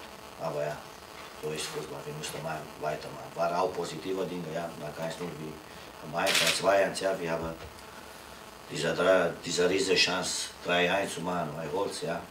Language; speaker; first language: German; non-native, learner; Romanian